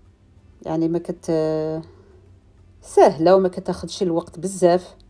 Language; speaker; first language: Arabic; native; Arabic